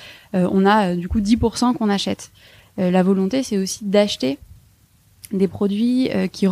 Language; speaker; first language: French; native; French